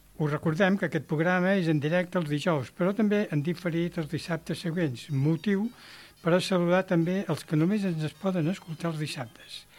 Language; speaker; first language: Catalan; native; Catalan